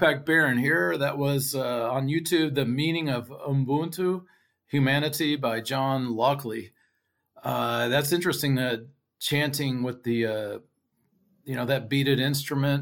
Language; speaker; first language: English; native; English